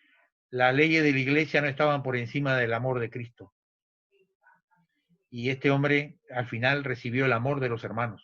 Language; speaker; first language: Spanish; native; Spanish